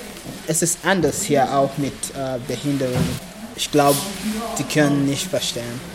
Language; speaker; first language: German; non-native, learner; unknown